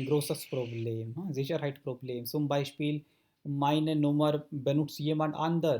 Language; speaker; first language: German; non-native, fluent; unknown